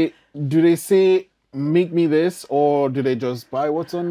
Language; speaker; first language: English; native; English